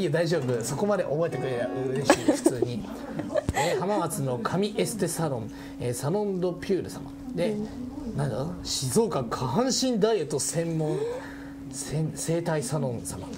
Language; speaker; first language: Japanese; native; Japanese